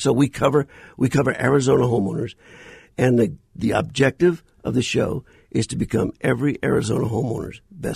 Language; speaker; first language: English; native; English